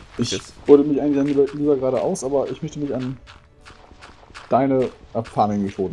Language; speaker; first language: German; native; German